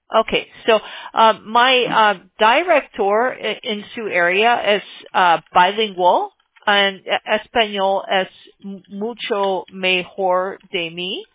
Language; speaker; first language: Spanish; non-native, learner; English